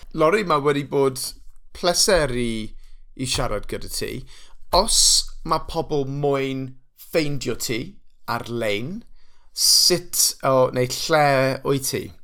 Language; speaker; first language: Welsh; non-native, local second language; English